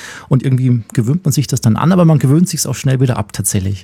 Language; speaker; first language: German; native; German